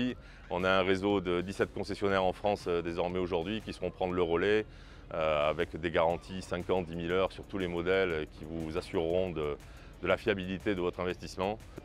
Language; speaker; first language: French; native; French